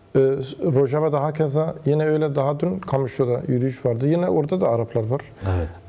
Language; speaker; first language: Turkish; non-native, local second language; Kurdish